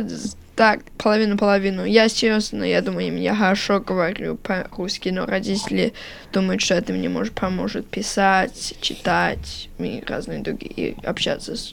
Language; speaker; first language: Russian; early bilingual, heritage; Russian